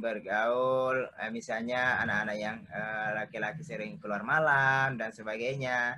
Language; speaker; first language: Indonesian; native; Indonesian